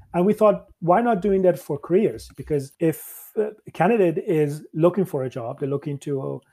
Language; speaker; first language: English; early bilingual, other home language; Persian